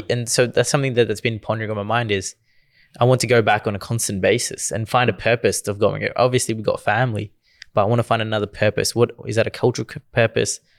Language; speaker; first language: English; early bilingual, other home language; Gujarati